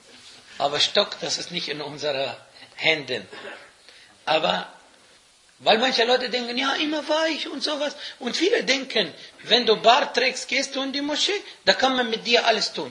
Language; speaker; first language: German; non-native, fluent; Arabic